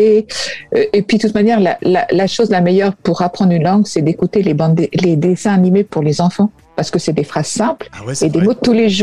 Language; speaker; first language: French; native; French